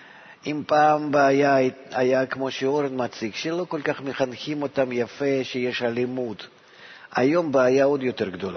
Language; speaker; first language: Hebrew; non-native, fluent; Russian